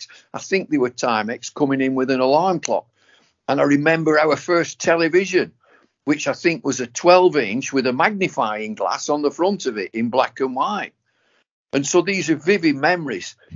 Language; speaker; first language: English; native; English